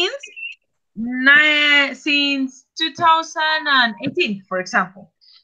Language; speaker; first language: English; non-native, fluent; Spanish